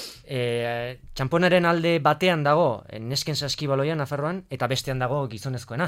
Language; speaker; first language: Basque; native; Basque